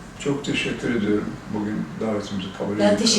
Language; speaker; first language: Turkish; native; Turkish